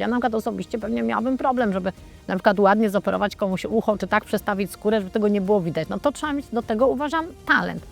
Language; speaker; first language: Polish; native; Polish